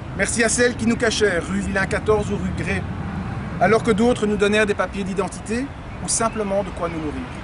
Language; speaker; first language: French; native; French